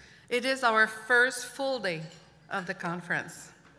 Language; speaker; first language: English; non-native, fluent; French